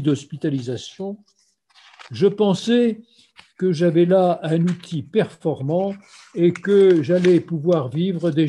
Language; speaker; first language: French; native; French